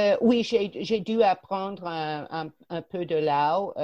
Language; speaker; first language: French; non-native, fluent; English